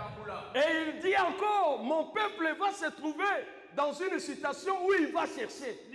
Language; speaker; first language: French; non-native, local second language; Lingala